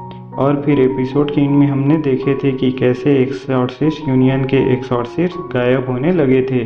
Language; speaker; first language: Hindi; native; Hindi